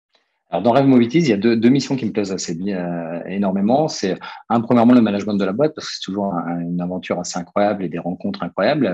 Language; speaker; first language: French; native; French